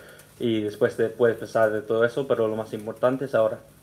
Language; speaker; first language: Spanish; early bilingual, heritage; English